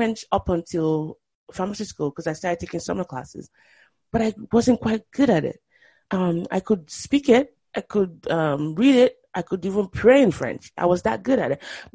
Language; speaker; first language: English; non-native, local second language; Yoruba